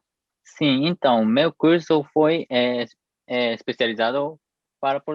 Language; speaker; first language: Portuguese; non-native, fluent; Japanese